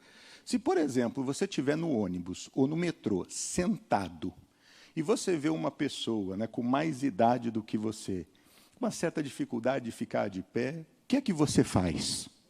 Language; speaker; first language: Portuguese; native; Portuguese